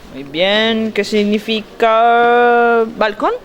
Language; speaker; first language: Spanish; non-native, learner; Portuguese